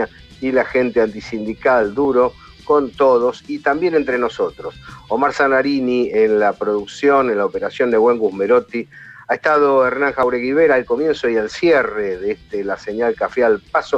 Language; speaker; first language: Spanish; native; Spanish